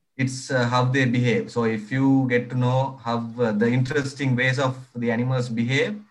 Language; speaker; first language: English; non-native, local second language; Sinhala